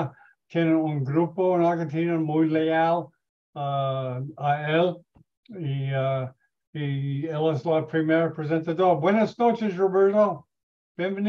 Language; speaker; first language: Spanish; non-native, learner; English